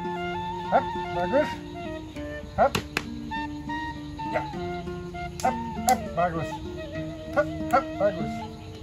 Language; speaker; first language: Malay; non-native, learner; Dutch